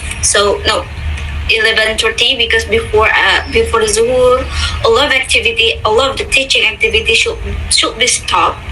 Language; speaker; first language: English; non-native, fluent; Indonesian